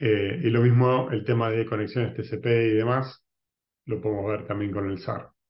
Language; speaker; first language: Spanish; native; Spanish